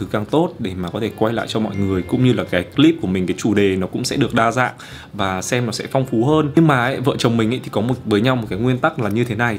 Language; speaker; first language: Vietnamese; native; Vietnamese